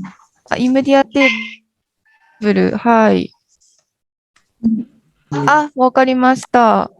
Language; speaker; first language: Japanese; native; Japanese